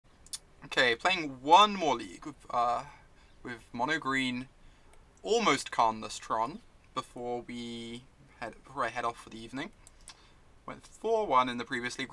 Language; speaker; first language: English; native; English